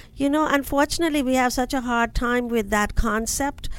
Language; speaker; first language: English; non-native, local second language; Hindi